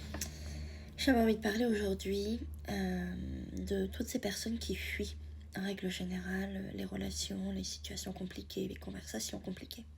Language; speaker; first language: French; native; French